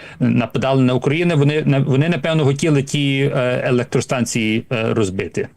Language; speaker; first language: Ukrainian; early bilingual, heritage; Ukrainian